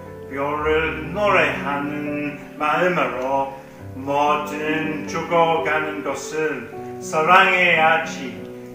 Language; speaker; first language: Korean; non-native, learner; English